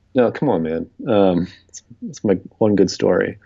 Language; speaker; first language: English; native; English